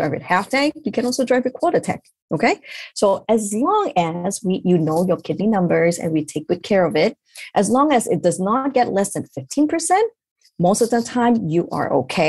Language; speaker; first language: English; non-native, local second language; Chinese